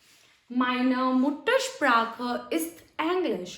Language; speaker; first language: German; non-native, fluent; Hindi